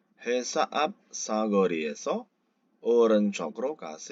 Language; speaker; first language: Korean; non-native, fluent; Indonesian